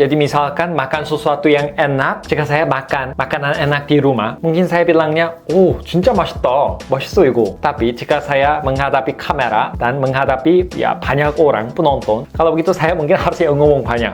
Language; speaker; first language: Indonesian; non-native, fluent; Korean